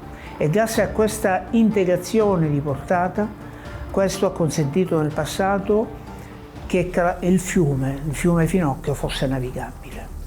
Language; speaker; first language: Italian; native; Italian